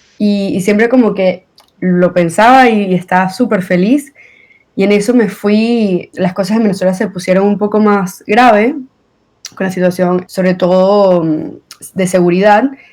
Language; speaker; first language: Spanish; native; Spanish